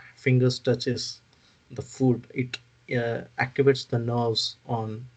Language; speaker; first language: English; non-native, local second language; Odia